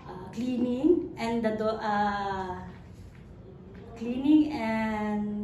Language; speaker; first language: English; non-native, learner; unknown